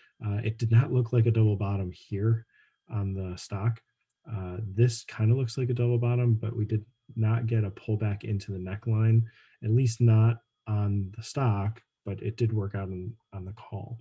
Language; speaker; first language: English; native; English